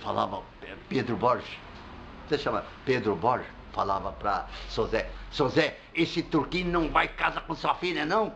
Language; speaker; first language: Portuguese; non-native, fluent; Arabic